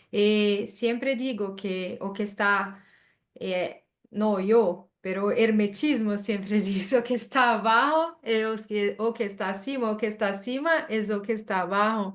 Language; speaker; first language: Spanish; non-native, learner; Portuguese